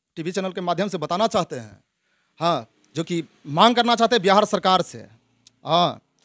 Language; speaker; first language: Hindi; native; Hindi